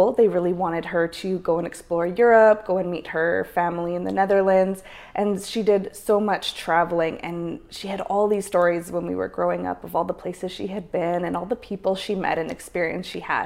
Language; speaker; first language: English; native; English